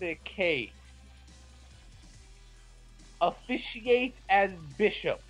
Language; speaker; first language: English; native; English